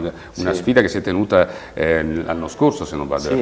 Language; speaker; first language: Italian; native; Italian